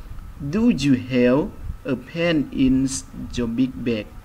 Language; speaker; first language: English; non-native, fluent; Khmer